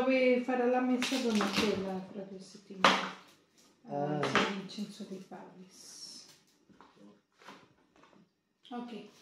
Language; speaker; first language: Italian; non-native, fluent; Spanish